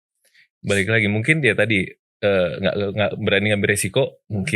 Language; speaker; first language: Indonesian; native; Indonesian